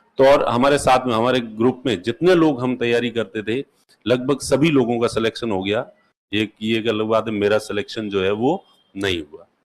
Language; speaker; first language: Hindi; non-native, local second language; Marwari